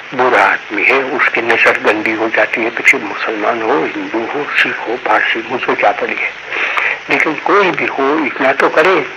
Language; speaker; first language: Hindi; non-native, local second language; Gujarati